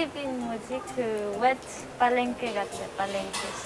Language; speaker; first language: Korean; non-native, learner; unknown